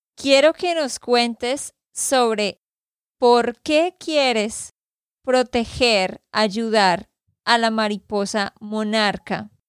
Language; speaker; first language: Spanish; native; Spanish